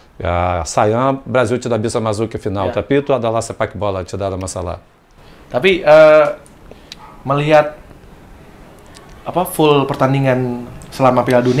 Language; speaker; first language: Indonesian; non-native, fluent; Portuguese